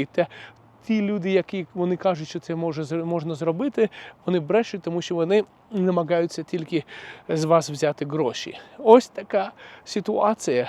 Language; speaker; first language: Ukrainian; non-native, local second language; Russian